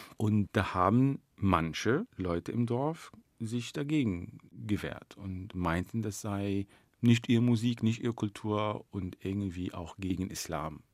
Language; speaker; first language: German; non-native, fluent; Arabic